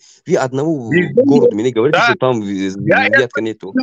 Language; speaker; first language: Russian; non-native, local second language; Tajik